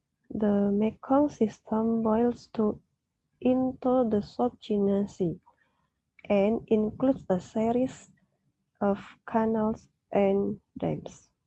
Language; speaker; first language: English; non-native, learner; Indonesian